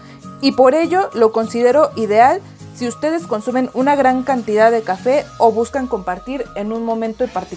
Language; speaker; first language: Spanish; native; Spanish